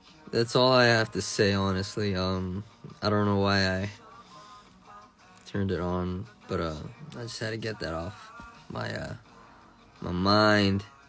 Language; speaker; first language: English; early bilingual, other home language; Korean